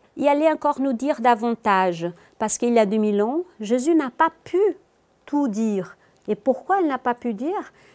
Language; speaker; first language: French; non-native, fluent; Portuguese